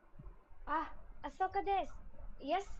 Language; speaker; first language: Japanese; non-native, learner; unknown